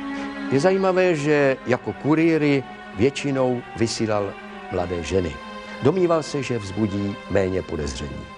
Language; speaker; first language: Czech; native; Czech